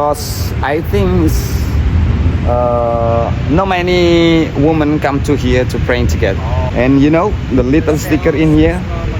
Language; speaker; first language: English; non-native, learner; Indonesian